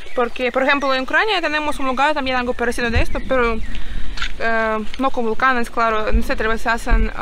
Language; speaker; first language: Spanish; non-native, learner; Ukrainian